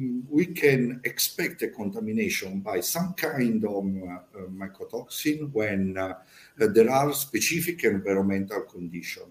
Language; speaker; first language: English; non-native, fluent; Italian